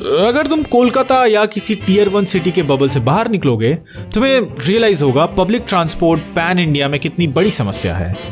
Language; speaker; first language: Hindi; non-native, local second language; Bangla